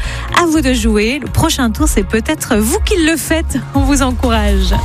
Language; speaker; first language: French; native; French